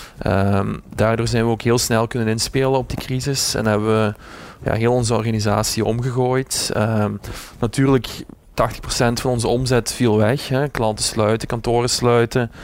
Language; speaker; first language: Dutch; native; Dutch